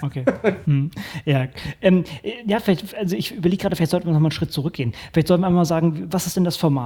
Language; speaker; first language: German; native; German